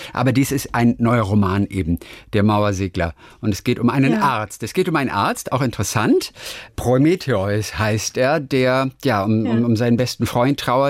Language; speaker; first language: German; native; German